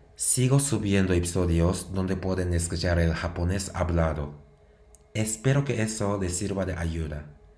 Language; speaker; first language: Spanish; non-native, fluent; Japanese